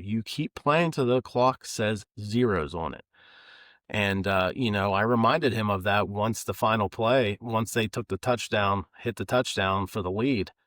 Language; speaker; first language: English; native; English